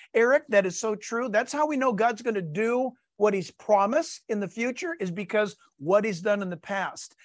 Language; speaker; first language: English; native; English